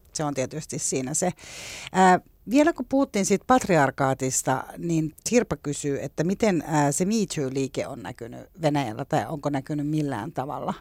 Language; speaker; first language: Finnish; native; Finnish